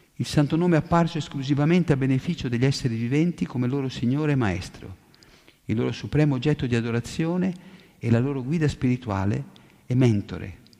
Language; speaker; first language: Italian; native; Italian